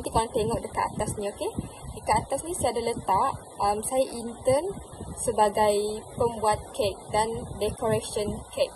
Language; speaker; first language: Malay; native; Malay